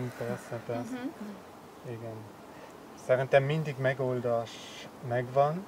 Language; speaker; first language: Hungarian; non-native, learner; German